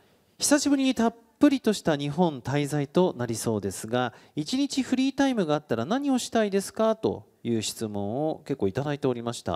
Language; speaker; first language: Japanese; native; Japanese